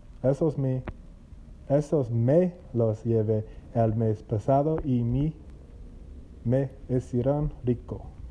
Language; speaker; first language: Spanish; non-native, learner; English